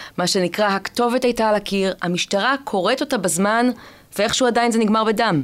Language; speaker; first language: Hebrew; native; Hebrew